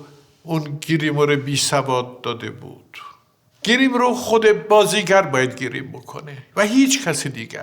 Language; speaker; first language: Persian; native; Persian